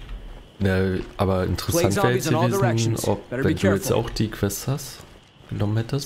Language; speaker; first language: German; native; German